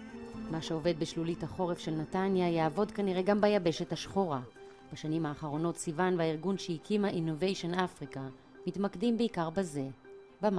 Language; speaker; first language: Hebrew; native; Hebrew